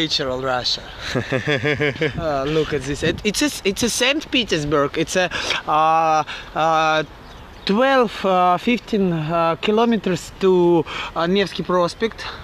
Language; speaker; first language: English; non-native, learner; Russian